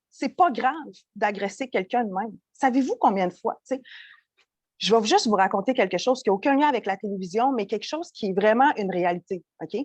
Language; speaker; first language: French; native; French